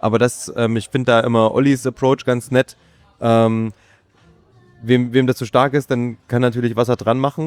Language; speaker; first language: German; native; German